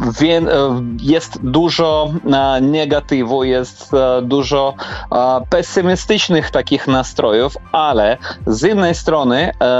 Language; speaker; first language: Polish; non-native, fluent; Ukrainian